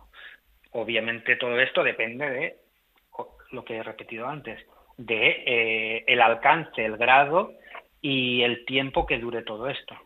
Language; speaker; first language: Spanish; native; Spanish